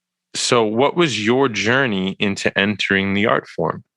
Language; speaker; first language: English; native; English